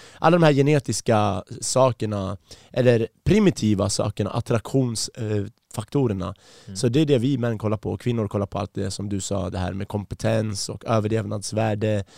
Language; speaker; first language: Swedish; early bilingual, other home language; Persian